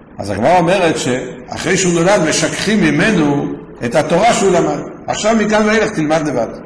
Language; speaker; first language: Hebrew; native; Hebrew